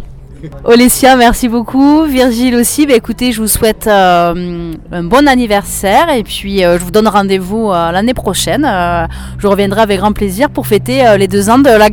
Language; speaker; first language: French; native; French